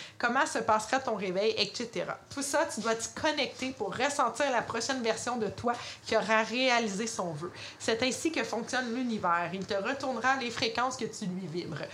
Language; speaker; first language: French; native; French